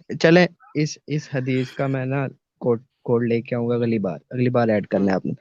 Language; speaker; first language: Urdu; non-native, local second language; Punjabi